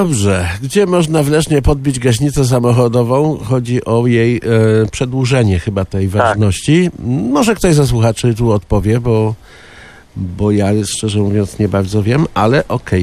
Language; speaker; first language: Polish; native; Polish